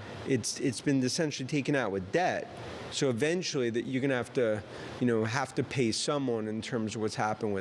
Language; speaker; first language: English; native; English